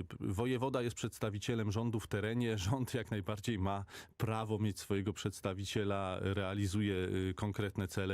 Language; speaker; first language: Polish; native; Polish